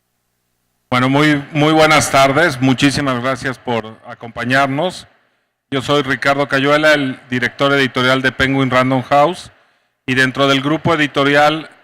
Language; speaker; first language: Spanish; native; Spanish